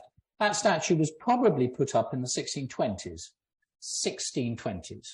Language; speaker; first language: English; native; English